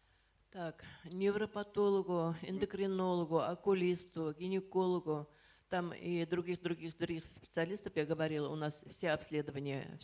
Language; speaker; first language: Russian; native; Russian